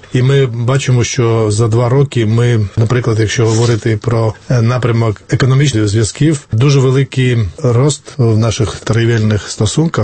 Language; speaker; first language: Ukrainian; non-native, fluent; Georgian